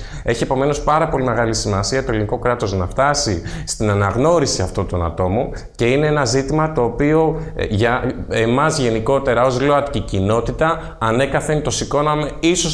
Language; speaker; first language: Greek; native; Greek